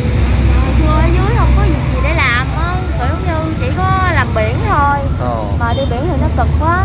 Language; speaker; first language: Vietnamese; native; Vietnamese